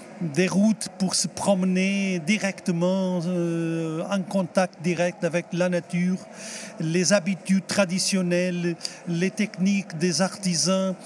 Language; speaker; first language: French; non-native, fluent; Portuguese